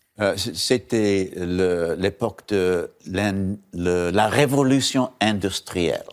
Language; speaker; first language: French; non-native, learner; English